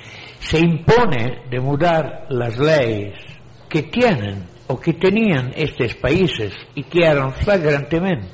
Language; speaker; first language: Spanish; non-native, fluent; Italian